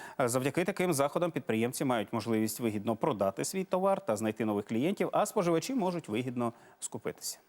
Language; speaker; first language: Ukrainian; native; Ukrainian